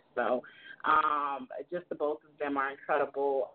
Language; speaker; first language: English; native; English